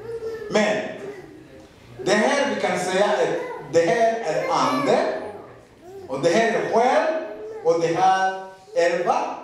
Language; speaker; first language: Swedish; non-native, learner; Rundi